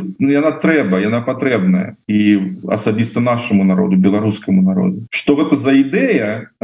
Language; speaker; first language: Belarusian; non-native, local second language; Russian